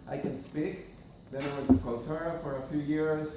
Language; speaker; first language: English; non-native, fluent; Spanish